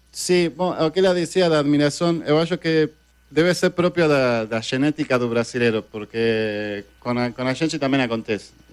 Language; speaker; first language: Portuguese; non-native, fluent; Spanish